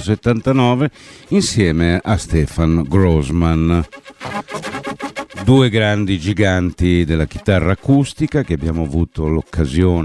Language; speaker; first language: Italian; native; Italian